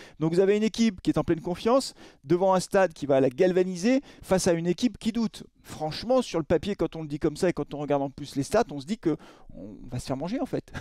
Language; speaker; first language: French; native; French